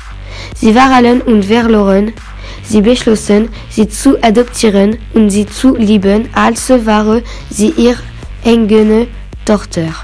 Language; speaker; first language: German; non-native, learner; French